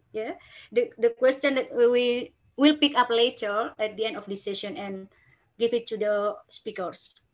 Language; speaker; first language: English; non-native, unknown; Indonesian